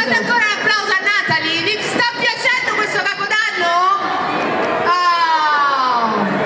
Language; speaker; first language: Italian; native; Italian